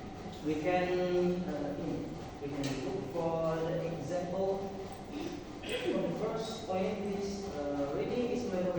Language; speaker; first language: English; non-native, learner; Indonesian